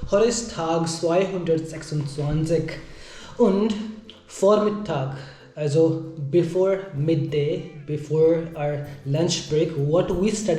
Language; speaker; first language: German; non-native, learner; Hindi